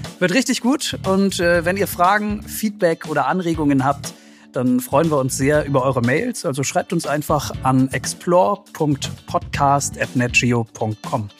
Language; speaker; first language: German; native; German